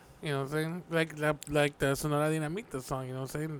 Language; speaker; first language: English; early bilingual, other home language; Spanish